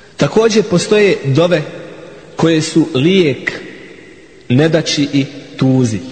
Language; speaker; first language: Bosnian; non-native, fluent; Arabic